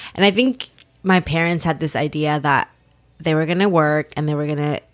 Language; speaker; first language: English; early bilingual, other home language; Spanish